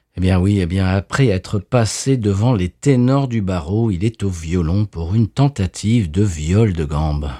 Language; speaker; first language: French; native; French